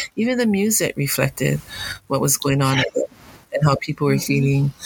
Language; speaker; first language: English; native; English